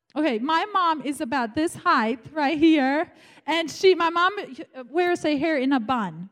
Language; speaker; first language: English; non-native, fluent; Romanian